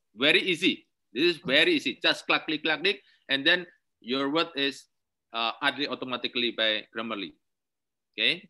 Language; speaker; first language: English; non-native, learner; Indonesian